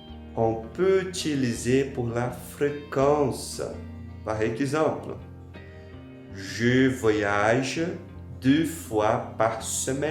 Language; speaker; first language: French; non-native, fluent; Portuguese